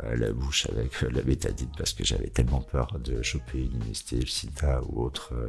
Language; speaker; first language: French; native; French